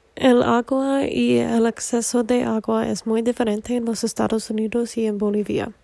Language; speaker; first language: Spanish; non-native, learner; English